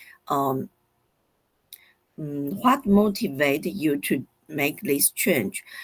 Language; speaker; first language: English; non-native, fluent; Chinese